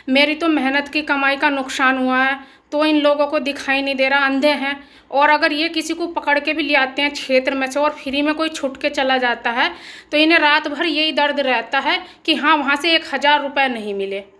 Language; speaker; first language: Hindi; native; Hindi